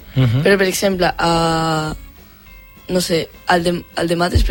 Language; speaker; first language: Catalan; non-native, local second language; Spanish